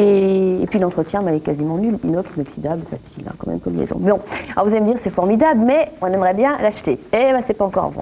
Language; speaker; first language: French; native; French